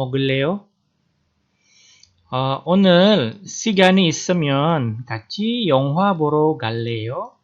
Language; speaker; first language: Korean; non-native, fluent; Indonesian